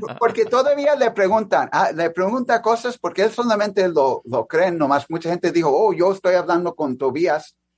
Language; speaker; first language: Spanish; early bilingual, heritage; English